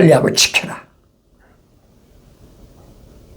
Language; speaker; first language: Korean; native; Korean